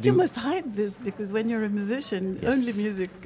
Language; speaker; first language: English; non-native, fluent; French